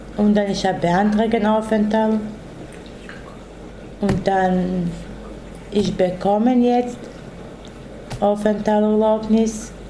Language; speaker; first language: German; non-native, learner; Romany